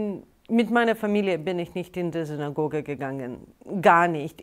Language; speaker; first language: German; non-native, fluent; Russian